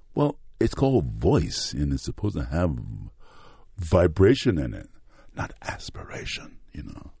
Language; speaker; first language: English; native; English